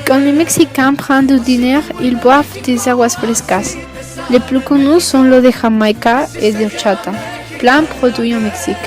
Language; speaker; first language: French; non-native, learner; Spanish